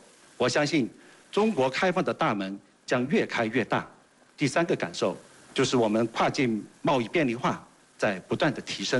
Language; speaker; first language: Chinese; native; Chinese